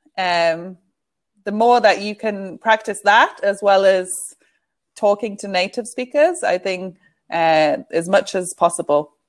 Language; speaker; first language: English; native; English